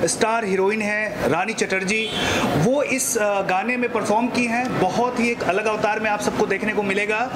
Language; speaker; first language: Hindi; native; Hindi